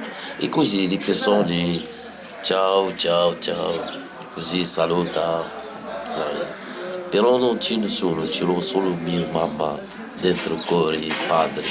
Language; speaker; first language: Italian; non-native, learner; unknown